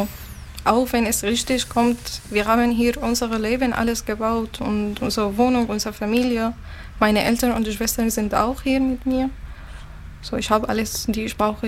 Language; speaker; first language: German; non-native, learner; Arabic